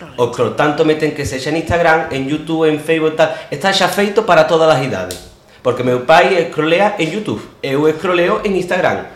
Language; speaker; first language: Galician; non-native, local second language; Spanish